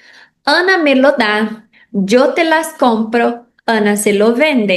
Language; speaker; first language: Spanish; non-native, fluent; Portuguese